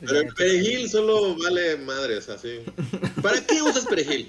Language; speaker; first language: Spanish; native; Spanish